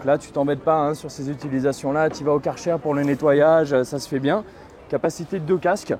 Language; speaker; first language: French; native; French